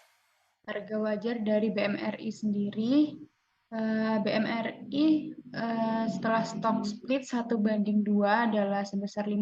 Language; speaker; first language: Indonesian; native; Indonesian